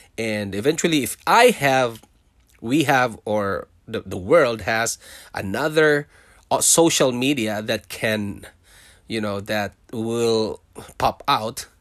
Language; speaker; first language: English; non-native, local second language; Filipino